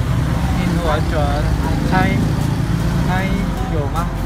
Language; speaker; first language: Chinese; non-native, learner; Thai